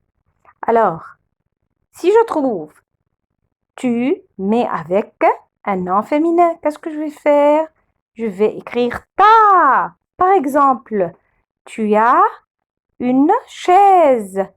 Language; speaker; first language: French; non-native, fluent; Arabic